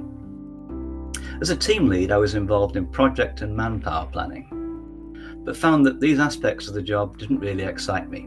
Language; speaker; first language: English; native; English